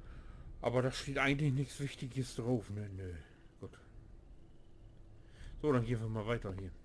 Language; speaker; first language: German; native; German